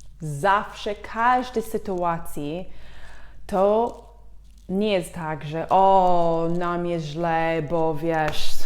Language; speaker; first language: Polish; non-native, fluent; English